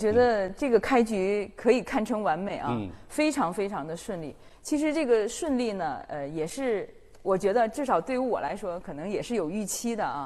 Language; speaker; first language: Chinese; native; Chinese